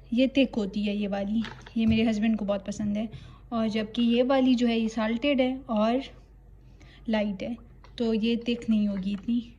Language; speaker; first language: Urdu; native; Urdu